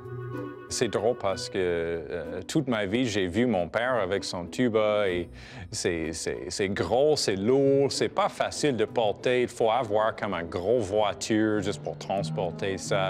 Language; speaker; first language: French; non-native, fluent; English